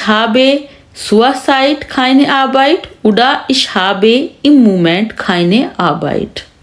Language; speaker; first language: German; non-native, fluent; Urdu